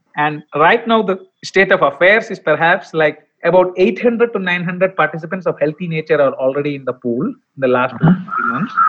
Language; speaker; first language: English; non-native, local second language; Malayalam